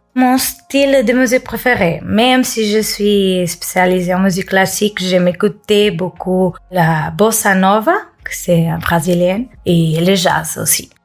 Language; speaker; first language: French; non-native, fluent; Portuguese